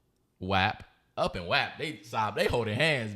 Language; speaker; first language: English; native; English